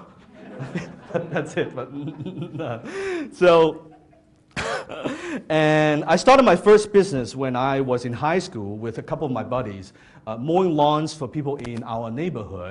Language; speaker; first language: English; non-native, fluent; Cantonese